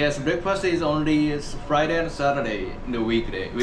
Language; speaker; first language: English; non-native, learner; Japanese